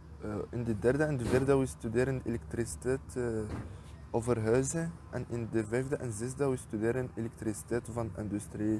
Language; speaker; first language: Dutch; non-native, learner; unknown